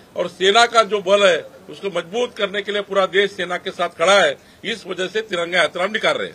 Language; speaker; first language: Hindi; non-native, local second language; Marathi